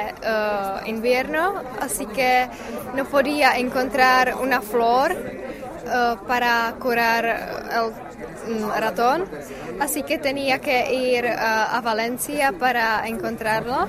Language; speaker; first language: Spanish; non-native, learner; Czech